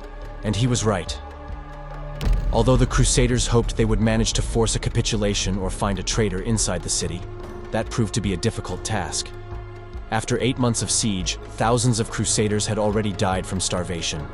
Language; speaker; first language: English; native; English